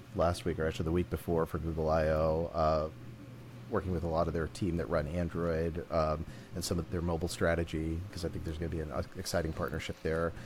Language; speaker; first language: English; native; English